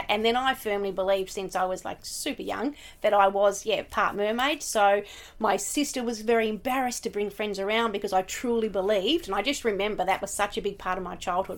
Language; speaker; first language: English; native; English